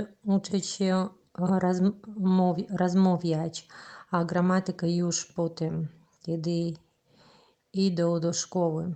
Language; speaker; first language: Polish; non-native, learner; Russian